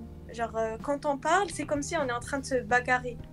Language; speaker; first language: French; non-native, local second language; Arabic